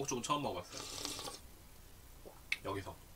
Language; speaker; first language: Korean; native; Korean